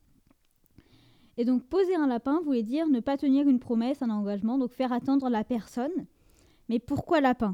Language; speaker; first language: French; native; French